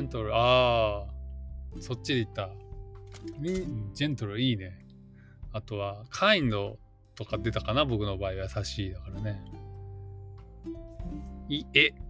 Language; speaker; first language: Japanese; native; Japanese